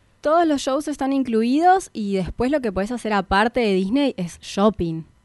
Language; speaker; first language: Spanish; native; Spanish